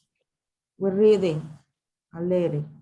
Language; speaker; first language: English; non-native, learner; Spanish